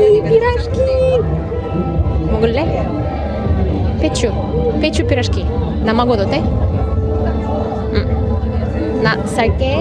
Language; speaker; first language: Korean; non-native, learner; Russian